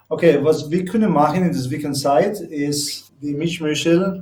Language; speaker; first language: German; non-native, learner; Spanish